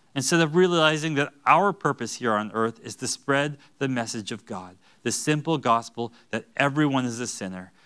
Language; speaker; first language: English; native; English